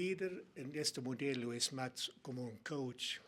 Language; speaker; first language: Spanish; non-native, learner; Swedish